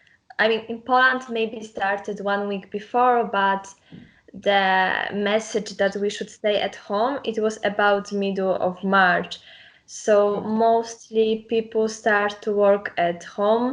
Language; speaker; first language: English; non-native, learner; Polish